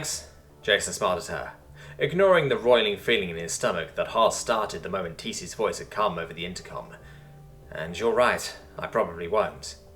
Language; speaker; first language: English; native; English